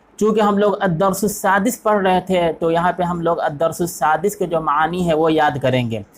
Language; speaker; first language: Urdu; native; Urdu